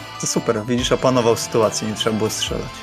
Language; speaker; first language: Polish; native; Polish